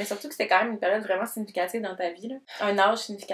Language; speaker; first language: French; native; French